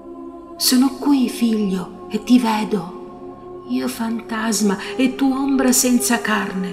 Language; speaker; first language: Italian; native; Italian